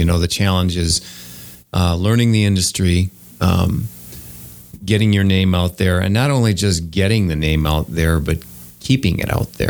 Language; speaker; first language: English; native; English